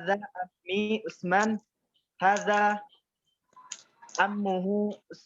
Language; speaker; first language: Arabic; non-native, learner; Indonesian